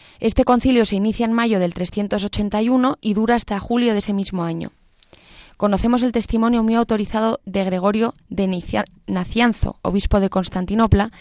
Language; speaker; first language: Spanish; native; Spanish